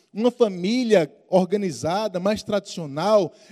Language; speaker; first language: Portuguese; native; Portuguese